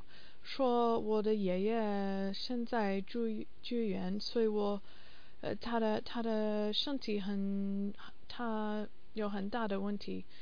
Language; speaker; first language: Chinese; non-native, learner; English